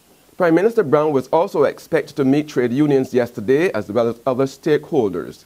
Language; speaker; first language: English; native; English